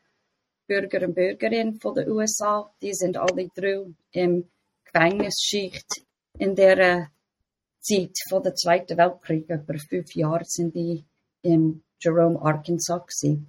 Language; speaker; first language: German; non-native, fluent; English